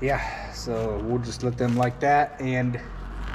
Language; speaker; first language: English; native; English